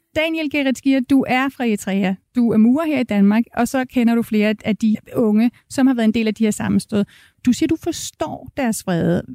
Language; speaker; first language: Danish; native; Danish